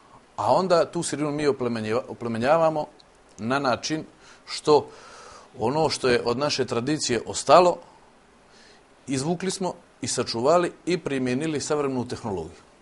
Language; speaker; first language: Serbian; native; Serbian